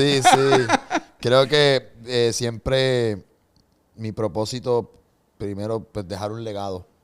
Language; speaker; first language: Spanish; native; Spanish